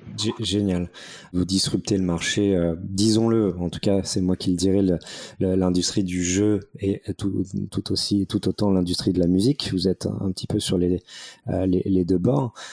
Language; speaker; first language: French; native; French